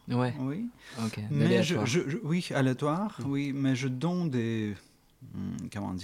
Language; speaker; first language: French; non-native, fluent; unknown